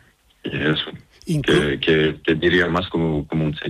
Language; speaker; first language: Spanish; non-native, fluent; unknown